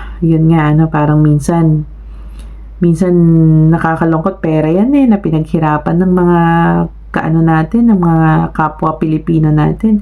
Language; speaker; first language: Filipino; native; Filipino